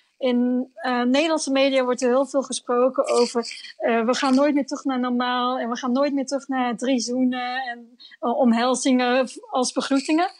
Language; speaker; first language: Dutch; native; Dutch